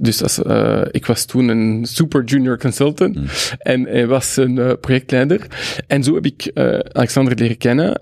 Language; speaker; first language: Dutch; non-native, local second language; French